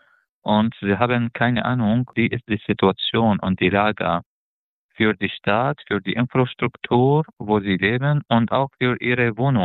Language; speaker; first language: German; non-native, fluent; Arabic